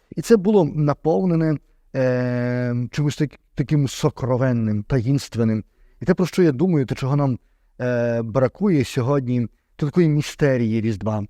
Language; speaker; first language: Ukrainian; native; Ukrainian